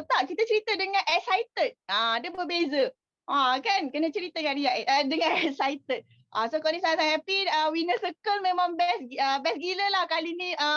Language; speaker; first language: Malay; native; Malay